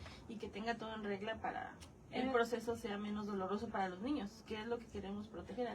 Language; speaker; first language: Spanish; native; Spanish